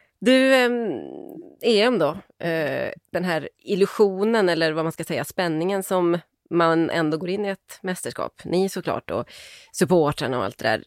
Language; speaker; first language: Swedish; native; Swedish